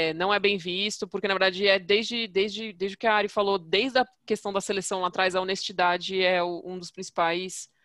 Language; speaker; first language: Portuguese; native; Portuguese